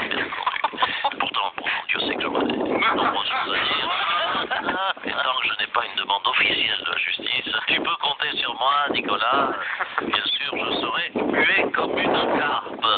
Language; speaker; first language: French; native; French